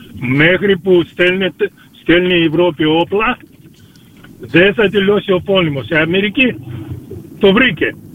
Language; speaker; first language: Greek; early bilingual, heritage; Greek